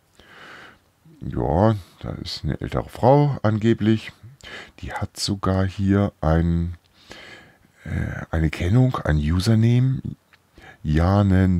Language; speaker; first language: German; native; German